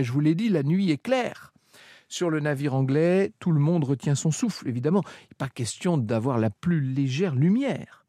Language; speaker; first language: French; native; French